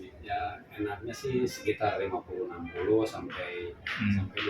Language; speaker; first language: Indonesian; non-native, local second language; Sundanese